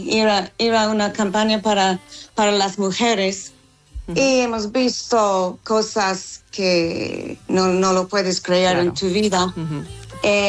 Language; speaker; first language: Spanish; non-native, learner; English